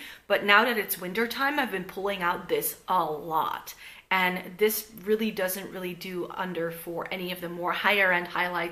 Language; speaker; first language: English; non-native, fluent; Dutch